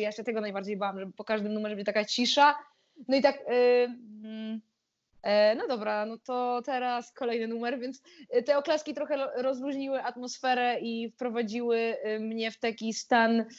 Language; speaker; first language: Polish; native; Polish